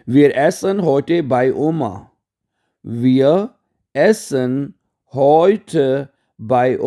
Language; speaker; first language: German; non-native, fluent; Urdu